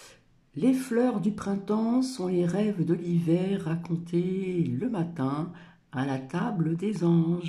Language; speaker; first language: French; native; French